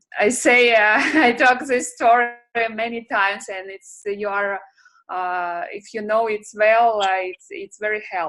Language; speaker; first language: English; non-native, learner; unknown